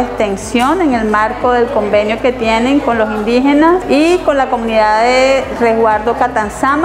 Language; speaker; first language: Spanish; native; Spanish